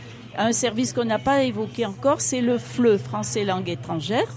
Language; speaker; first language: French; native; French